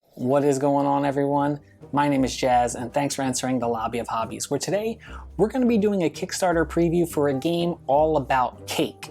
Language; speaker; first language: English; native; English